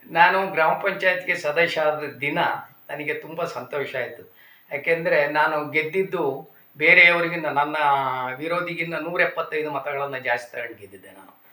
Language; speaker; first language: Kannada; native; Kannada